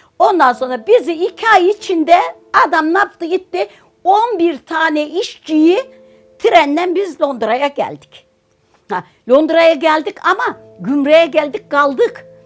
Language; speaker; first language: Turkish; native; Turkish